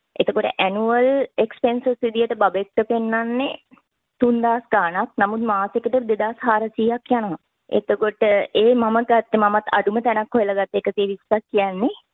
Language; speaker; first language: Sinhala; native; Sinhala